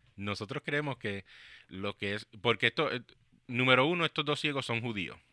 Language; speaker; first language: Spanish; early bilingual, heritage; Spanish